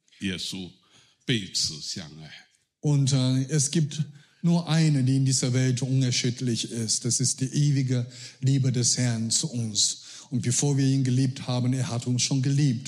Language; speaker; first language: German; non-native, learner; Chinese